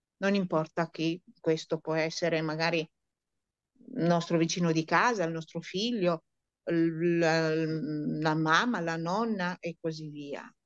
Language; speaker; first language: Italian; non-native, fluent; Romanian